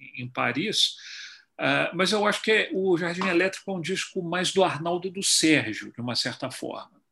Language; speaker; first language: Portuguese; native; Portuguese